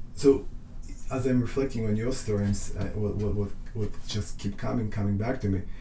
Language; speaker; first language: English; non-native, fluent; Russian